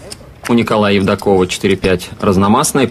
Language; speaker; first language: Russian; native; Russian